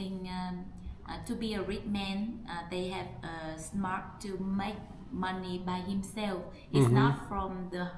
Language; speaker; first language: English; non-native, learner; Vietnamese